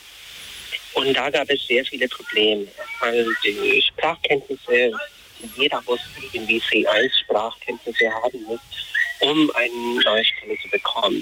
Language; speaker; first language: German; non-native, fluent; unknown